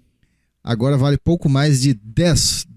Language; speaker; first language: Portuguese; native; Portuguese